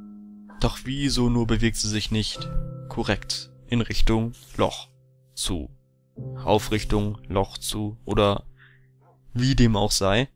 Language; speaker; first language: German; native; German